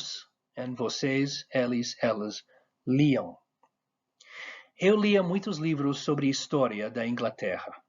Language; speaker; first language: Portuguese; non-native, fluent; English